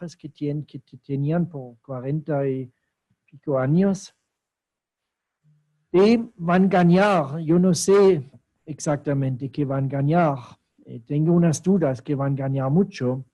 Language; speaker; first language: Spanish; non-native, fluent; German